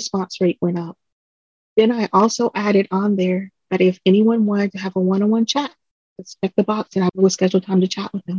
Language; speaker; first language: English; early bilingual, other home language; Vietnamese